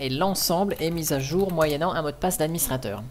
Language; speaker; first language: French; native; French